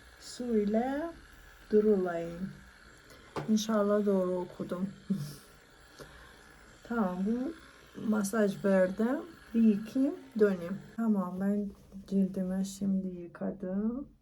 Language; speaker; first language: Turkish; non-native, learner; Persian